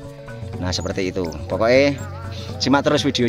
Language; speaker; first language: Indonesian; non-native, local second language; Javanese